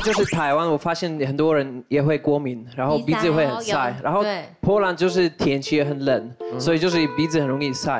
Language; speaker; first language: Chinese; non-native, fluent; Polish